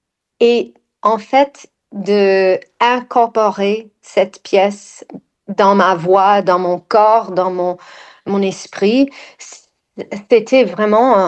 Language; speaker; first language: French; non-native, fluent; English